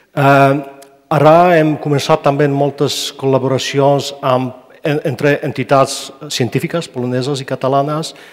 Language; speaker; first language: Catalan; non-native, fluent; Polish